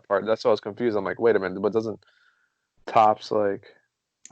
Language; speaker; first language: English; native; English